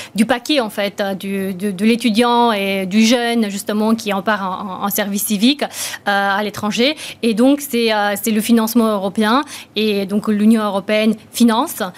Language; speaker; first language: French; non-native, fluent; Romanian